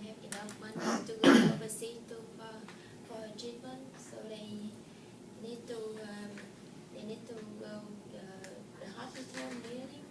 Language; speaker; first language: English; non-native, learner; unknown